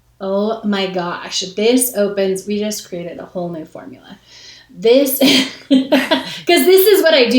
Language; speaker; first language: English; native; English